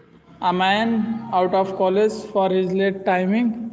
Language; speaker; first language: English; non-native, learner; Hindi